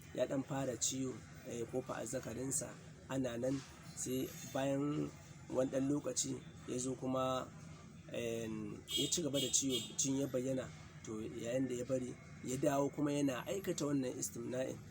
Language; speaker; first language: Hausa; native; Hausa